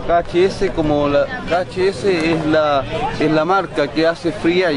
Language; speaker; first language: Spanish; native; Spanish